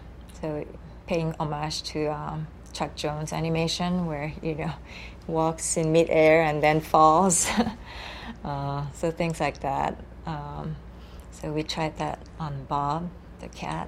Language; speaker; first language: English; non-native, fluent; Japanese